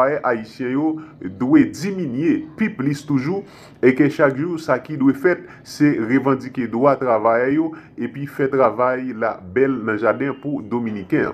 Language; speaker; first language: Haitian Creole; native; Haitian Creole